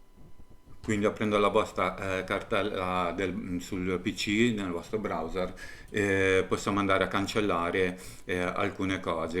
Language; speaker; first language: Italian; native; Italian